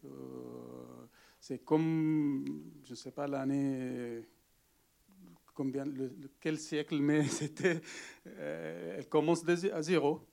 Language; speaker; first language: French; non-native, learner; Arabic